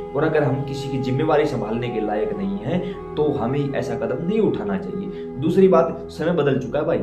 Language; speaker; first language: Hindi; native; Hindi